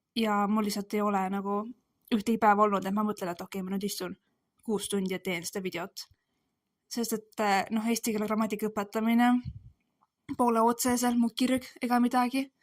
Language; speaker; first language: Estonian; native; Estonian